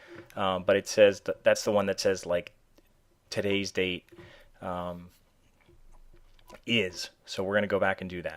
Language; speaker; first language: English; native; English